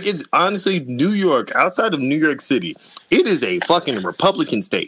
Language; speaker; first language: English; native; English